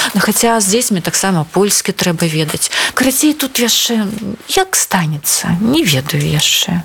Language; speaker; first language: Belarusian; non-native, local second language; Russian